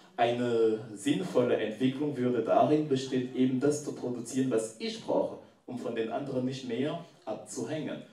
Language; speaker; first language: German; non-native, fluent; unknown